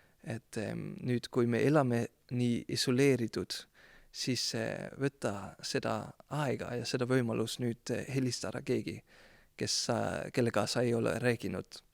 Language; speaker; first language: Estonian; non-native, fluent; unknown